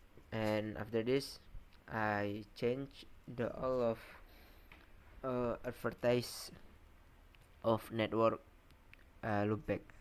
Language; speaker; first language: English; non-native, learner; Indonesian